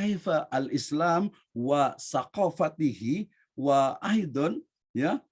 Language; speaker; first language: Arabic; non-native, learner; Indonesian